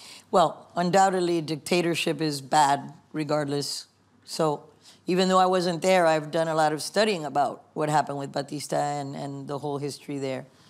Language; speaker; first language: English; early bilingual, other home language; Spanish